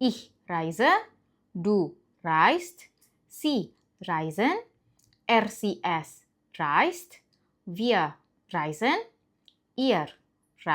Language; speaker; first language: German; non-native, fluent; Indonesian